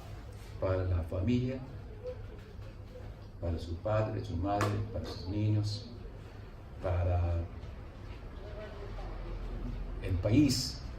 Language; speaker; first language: Spanish; non-native, learner; English